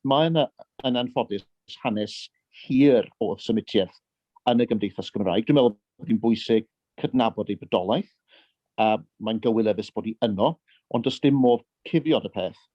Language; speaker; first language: Welsh; early bilingual, heritage; Welsh